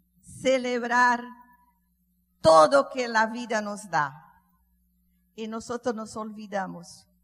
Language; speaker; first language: Spanish; non-native, learner; Portuguese